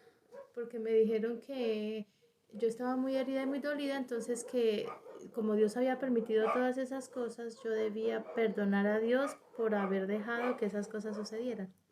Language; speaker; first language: Spanish; native; Spanish